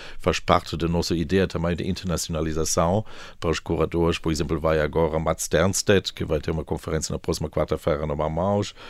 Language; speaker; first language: Portuguese; non-native, fluent; German